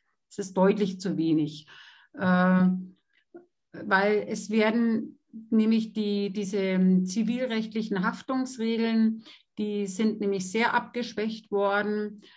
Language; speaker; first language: German; native; German